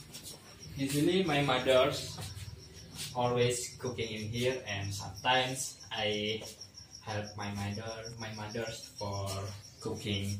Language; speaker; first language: English; non-native, learner; Indonesian